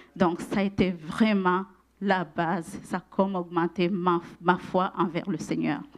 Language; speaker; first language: French; non-native, local second language; Rundi